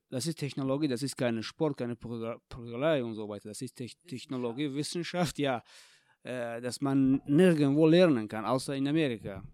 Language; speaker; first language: German; non-native, fluent; Tajik